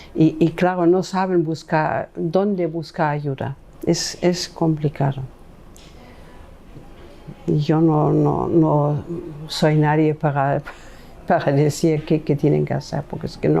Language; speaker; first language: Spanish; non-native, fluent; German